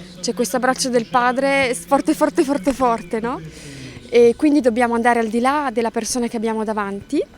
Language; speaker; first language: Italian; native; Italian